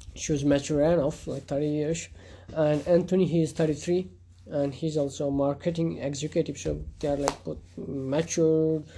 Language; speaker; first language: English; non-native, local second language; Nepali